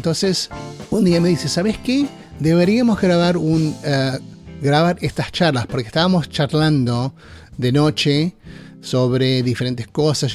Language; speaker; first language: Spanish; native; Spanish